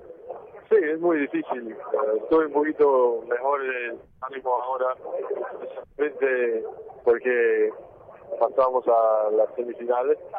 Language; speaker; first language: Spanish; non-native, fluent; English